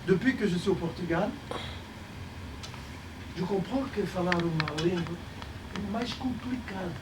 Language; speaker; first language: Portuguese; non-native, learner; French